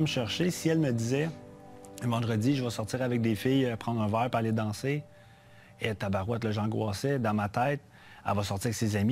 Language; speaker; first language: French; native; French